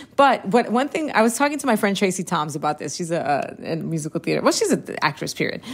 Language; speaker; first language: English; early bilingual, other home language; Spanish